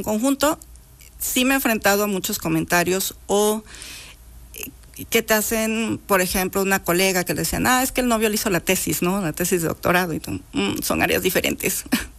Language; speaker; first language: Spanish; native; Spanish